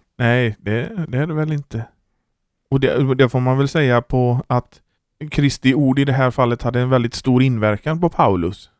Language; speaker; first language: Swedish; native; Swedish